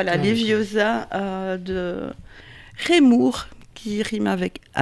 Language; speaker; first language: French; native; French